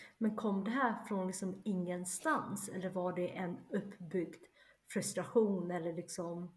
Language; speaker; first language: Swedish; early bilingual, other home language; Chinese